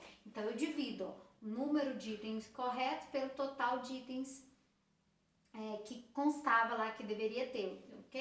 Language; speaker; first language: Portuguese; native; Portuguese